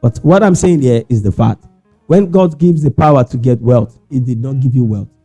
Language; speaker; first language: English; non-native, local second language; Yoruba